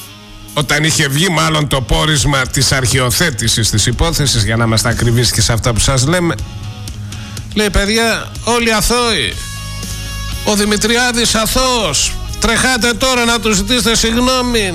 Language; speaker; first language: Greek; native; Greek